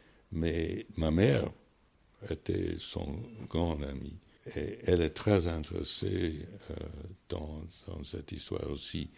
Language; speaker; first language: French; non-native, fluent; English